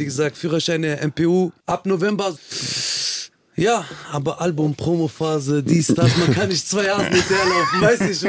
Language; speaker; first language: German; early bilingual, other home language; Kurdish